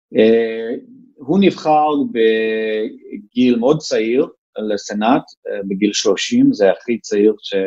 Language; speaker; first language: Hebrew; non-native, fluent; English